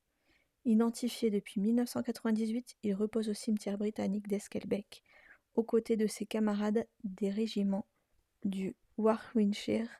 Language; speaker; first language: French; native; French